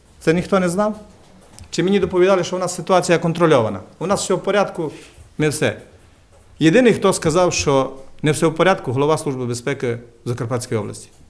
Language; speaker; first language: Ukrainian; native; Ukrainian